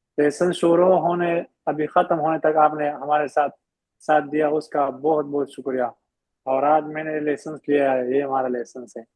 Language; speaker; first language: Hindi; non-native, learner; Pashto